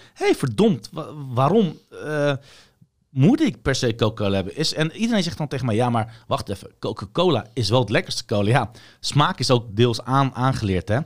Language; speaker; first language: Dutch; early bilingual, other home language; Bosnian